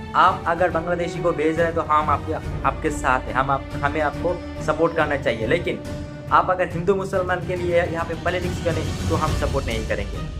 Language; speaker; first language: Hindi; non-native, local second language; Bangla